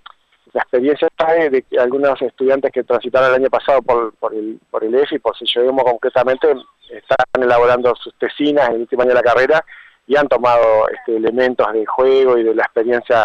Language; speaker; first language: Spanish; native; Spanish